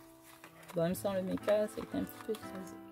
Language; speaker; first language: French; native; French